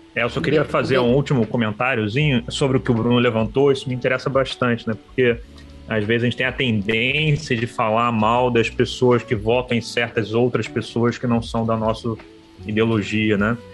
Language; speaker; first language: Portuguese; native; Portuguese